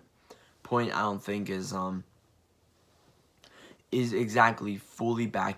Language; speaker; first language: English; native; English